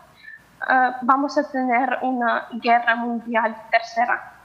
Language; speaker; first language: Spanish; non-native, fluent; Ukrainian